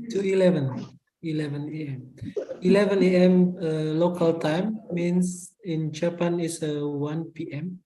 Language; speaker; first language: English; non-native, fluent; Indonesian